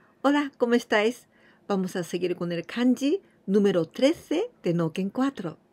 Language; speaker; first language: Spanish; non-native, fluent; Japanese